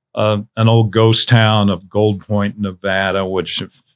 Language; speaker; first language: English; native; English